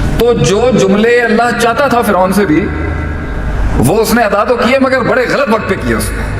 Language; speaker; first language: Urdu; non-native, local second language; Punjabi